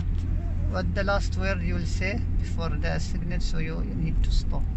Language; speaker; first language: English; non-native, learner; Arabic